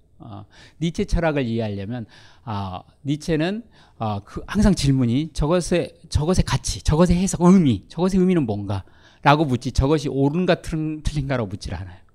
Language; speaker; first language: Korean; native; Korean